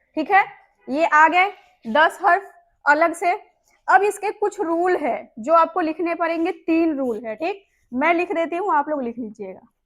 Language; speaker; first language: Hindi; native; Hindi